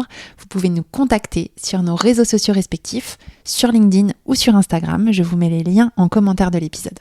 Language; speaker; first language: French; native; French